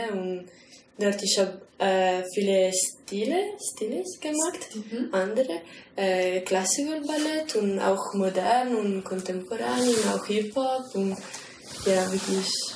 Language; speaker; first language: German; non-native, learner; Italian